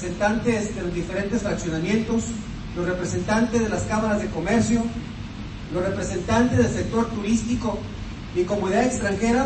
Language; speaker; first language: Spanish; native; Spanish